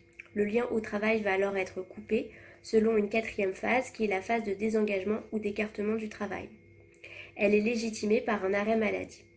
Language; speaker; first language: French; native; French